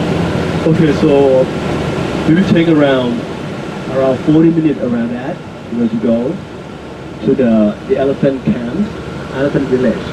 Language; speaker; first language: English; non-native, learner; Thai